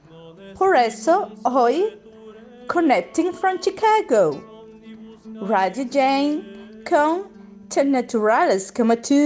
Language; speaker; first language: Spanish; non-native, learner; English